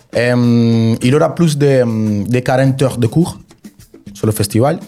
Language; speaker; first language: French; non-native, fluent; Spanish